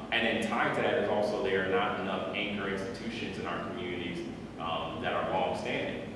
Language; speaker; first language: English; native; English